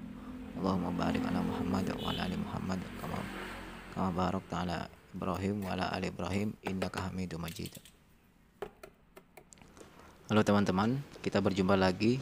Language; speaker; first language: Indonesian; non-native, local second language; Madurese